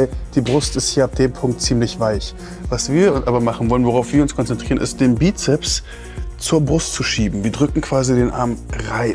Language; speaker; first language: German; native; German